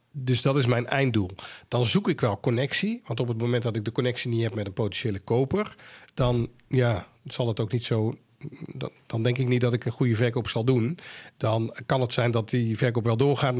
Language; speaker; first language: Dutch; native; Dutch